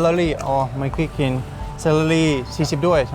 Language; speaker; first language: Thai; non-native, learner; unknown